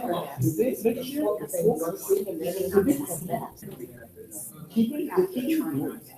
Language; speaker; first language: English; non-native, learner; Japanese